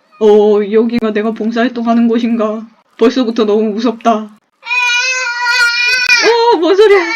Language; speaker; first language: Korean; native; Korean